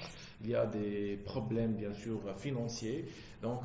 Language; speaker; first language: French; non-native, local second language; Arabic